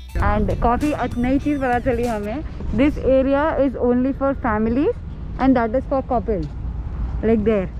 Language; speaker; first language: Hindi; native; Hindi